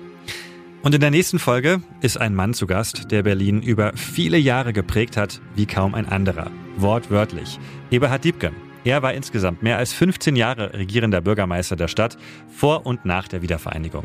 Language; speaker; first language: German; native; German